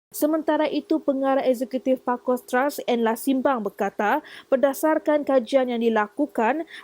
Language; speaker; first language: Malay; native; Malay